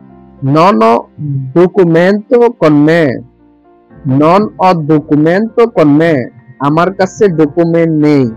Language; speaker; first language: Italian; non-native, learner; Bangla